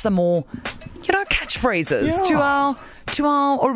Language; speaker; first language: English; native; English